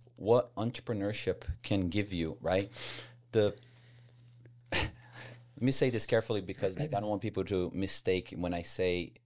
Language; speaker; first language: English; non-native, fluent; Portuguese